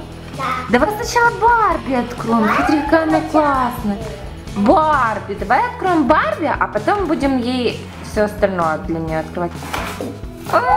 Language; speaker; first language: Russian; native; Russian